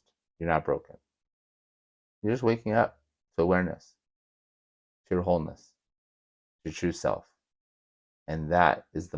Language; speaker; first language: English; native; English